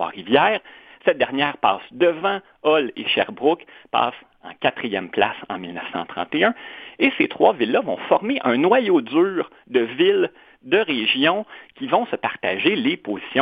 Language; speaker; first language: French; native; French